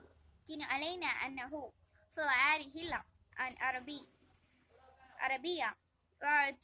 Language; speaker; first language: Arabic; non-native, learner; Malayalam